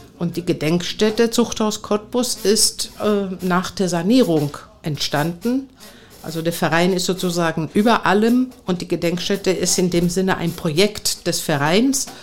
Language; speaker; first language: German; non-native, fluent; Greek